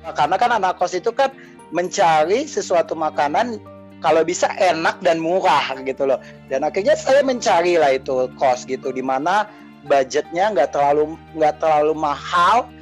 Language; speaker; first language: Indonesian; native; Indonesian